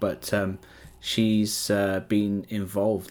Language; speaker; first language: English; native; English